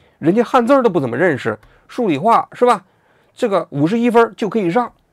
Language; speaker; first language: Chinese; native; Chinese